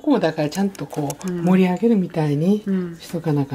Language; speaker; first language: Japanese; native; Japanese